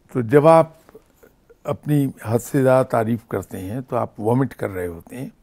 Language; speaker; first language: Urdu; non-native, local second language; Punjabi